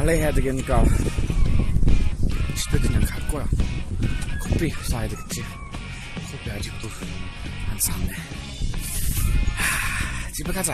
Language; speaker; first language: Korean; non-native, learner; English